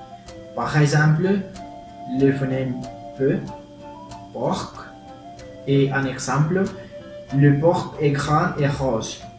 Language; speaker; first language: French; non-native, learner; Spanish